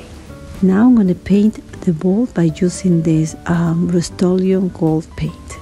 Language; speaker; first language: English; non-native, fluent; Spanish